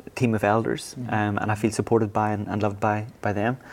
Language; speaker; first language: English; native; English